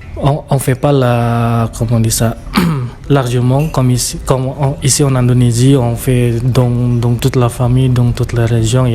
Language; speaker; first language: French; non-native, fluent; Indonesian